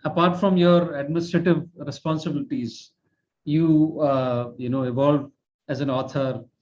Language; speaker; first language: English; non-native, local second language; Hindi